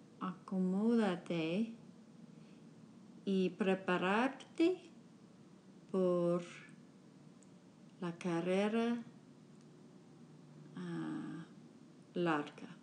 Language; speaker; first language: Spanish; non-native, learner; English